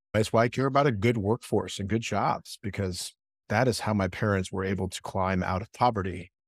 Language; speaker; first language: English; early bilingual, other home language; Spanish